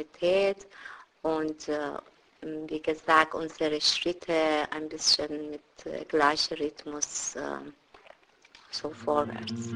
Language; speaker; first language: German; non-native, fluent; Persian